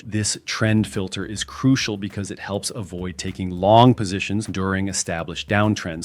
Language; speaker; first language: English; native; English